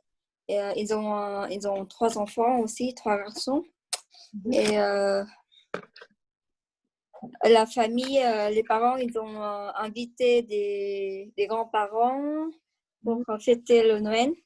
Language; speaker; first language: French; non-native, learner; Vietnamese